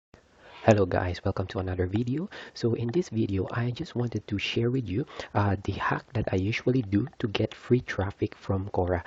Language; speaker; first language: English; non-native, fluent; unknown